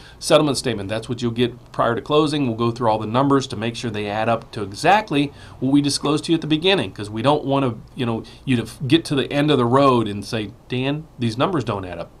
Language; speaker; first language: English; native; English